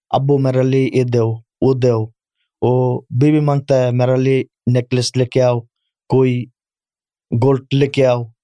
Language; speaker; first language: Urdu; non-native, learner; Bangla